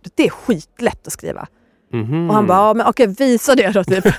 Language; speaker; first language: Swedish; native; Swedish